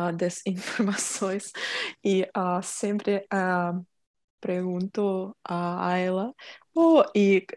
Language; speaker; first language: Portuguese; non-native, learner; Ukrainian